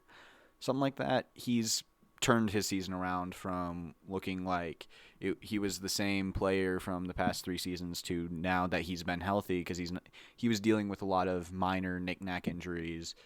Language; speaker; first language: English; native; English